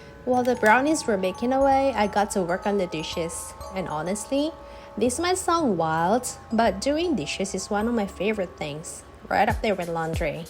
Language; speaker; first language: English; non-native, local second language; Indonesian